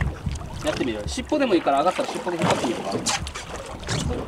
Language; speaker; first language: Japanese; native; Japanese